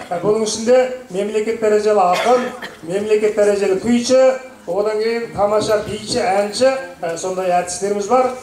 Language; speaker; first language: Kazakh; native; Kazakh